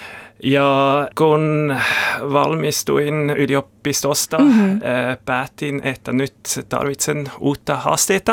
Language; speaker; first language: Finnish; non-native, learner; German